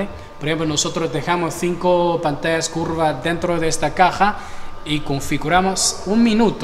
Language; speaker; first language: Spanish; non-native, fluent; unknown